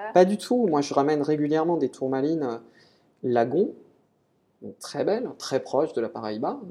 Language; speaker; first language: French; native; French